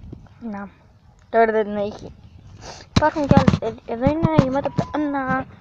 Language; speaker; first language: Greek; early bilingual, other home language; Bulgarian